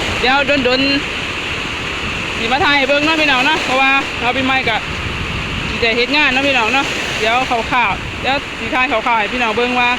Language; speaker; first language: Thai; non-native, local second language; Lao